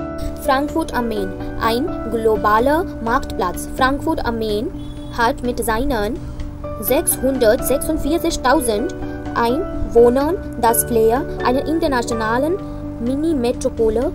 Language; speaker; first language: German; non-native, fluent; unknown